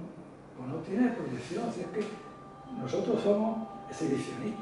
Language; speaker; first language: Spanish; native; Spanish